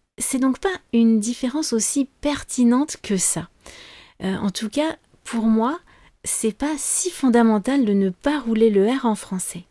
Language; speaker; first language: French; native; French